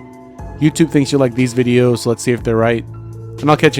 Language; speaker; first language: English; native; English